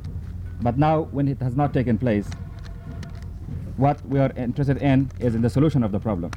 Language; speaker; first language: English; non-native, fluent; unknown